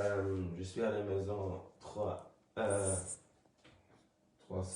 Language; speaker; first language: French; early bilingual, other home language; Lingala